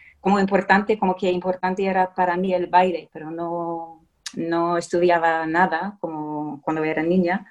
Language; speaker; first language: Spanish; non-native, fluent; English